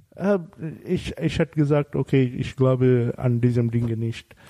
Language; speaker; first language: German; non-native, learner; Bangla